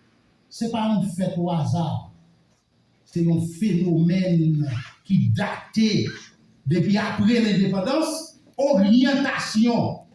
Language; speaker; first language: French; non-native, local second language; Haitian Creole